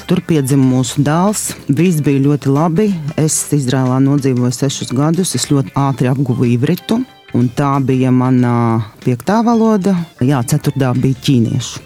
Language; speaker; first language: Latvian; non-native, local second language; Russian